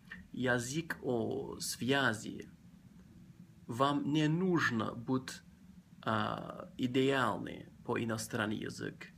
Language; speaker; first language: Russian; non-native, learner; English